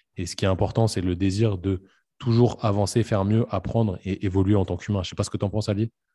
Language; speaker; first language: French; native; French